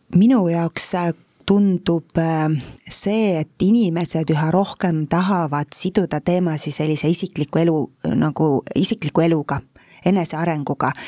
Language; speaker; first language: Estonian; native; Estonian